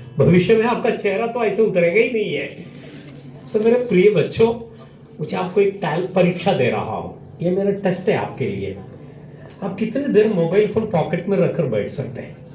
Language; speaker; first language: Hindi; non-native, local second language; Malayalam